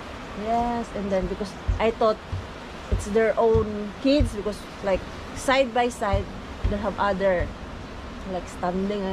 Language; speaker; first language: English; non-native, local second language; Filipino